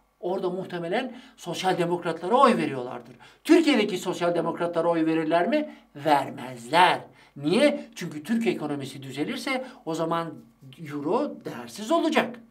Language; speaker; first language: Turkish; native; Turkish